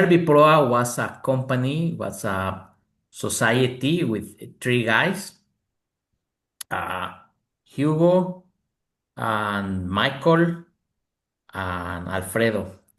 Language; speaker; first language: English; non-native, learner; Spanish